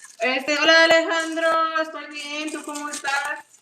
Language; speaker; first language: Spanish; non-native, learner; English